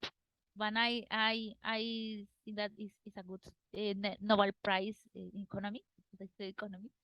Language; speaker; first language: English; non-native, learner; Spanish